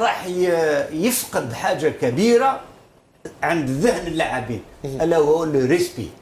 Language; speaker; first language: Arabic; native; Arabic